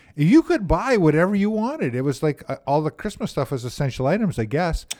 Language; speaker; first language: English; native; English